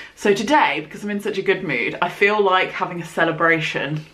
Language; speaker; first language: English; native; English